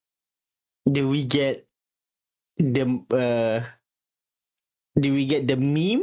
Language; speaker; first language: English; non-native, local second language; Malay